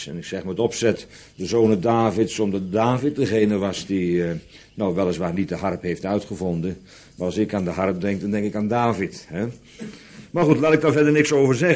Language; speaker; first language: Dutch; native; Dutch